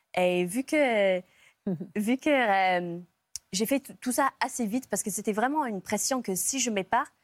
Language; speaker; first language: French; non-native, fluent; English